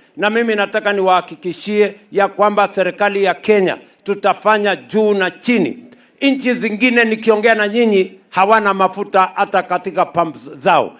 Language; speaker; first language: Swahili; non-native, local second language; Kalenjin